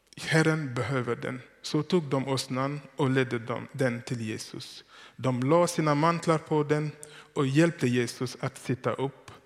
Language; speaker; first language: Swedish; non-native, fluent; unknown